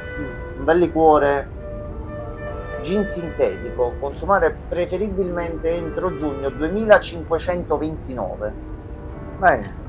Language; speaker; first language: Italian; native; Italian